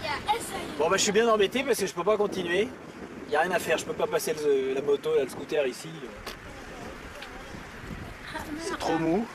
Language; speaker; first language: French; native; French